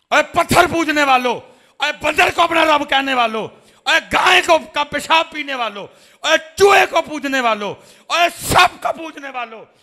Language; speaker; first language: Urdu; non-native, local second language; Punjabi